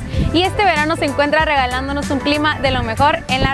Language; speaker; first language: Spanish; native; Spanish